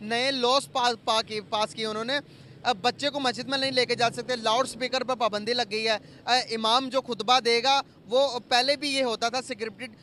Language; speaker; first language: Urdu; native; Urdu